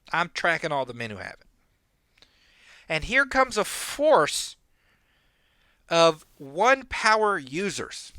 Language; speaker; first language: English; native; English